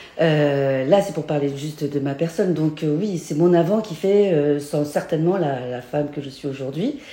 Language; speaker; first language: French; native; French